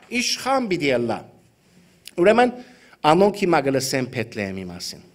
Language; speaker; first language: Armenian; early bilingual, heritage; Armenian